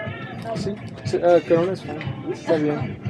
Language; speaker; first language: Spanish; non-native, learner; English